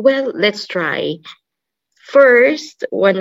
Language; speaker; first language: English; non-native, local second language; Cebuano